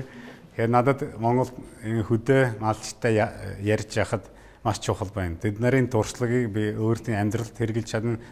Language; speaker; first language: Mongolian; non-native, fluent; Hungarian